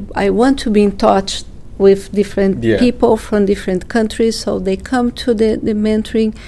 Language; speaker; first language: English; non-native, fluent; Portuguese